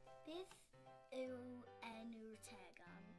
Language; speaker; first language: Welsh; non-native, local second language; English